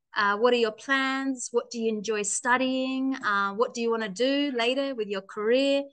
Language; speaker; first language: English; native; English